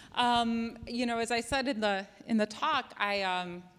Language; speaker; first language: English; native; English